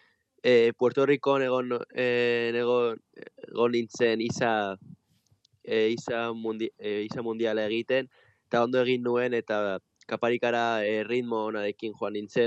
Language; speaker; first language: Basque; non-native, local second language; Spanish